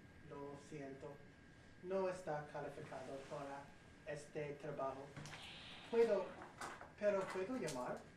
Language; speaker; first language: Spanish; non-native, learner; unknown